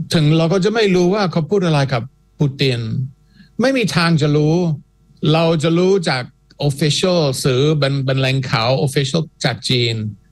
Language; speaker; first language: Thai; non-native, fluent; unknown